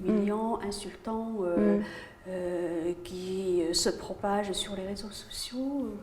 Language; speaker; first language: French; native; French